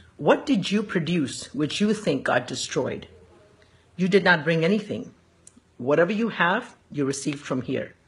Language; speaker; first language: English; early bilingual, other home language; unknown